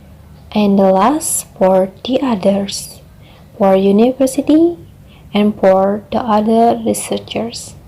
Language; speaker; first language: English; non-native, learner; Indonesian